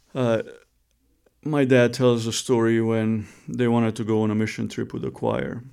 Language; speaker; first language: English; non-native, fluent; Romanian